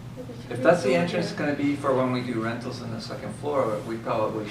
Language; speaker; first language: English; native; English